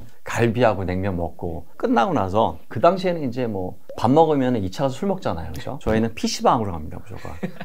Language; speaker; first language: Korean; native; Korean